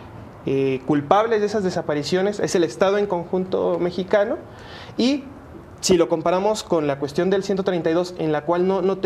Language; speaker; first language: Spanish; native; Spanish